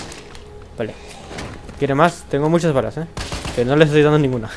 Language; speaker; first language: Spanish; native; Spanish